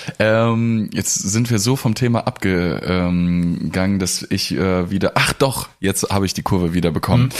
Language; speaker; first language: German; non-native, fluent; Russian